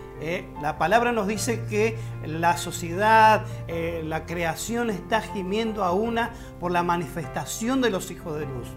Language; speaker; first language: Spanish; native; Spanish